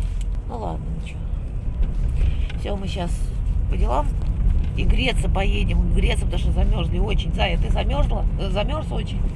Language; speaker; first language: Russian; native; Russian